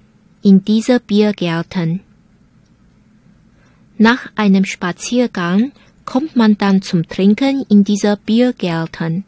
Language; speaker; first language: German; non-native, fluent; Chinese